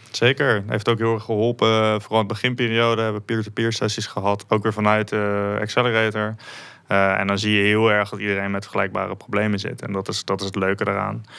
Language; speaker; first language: Dutch; native; Dutch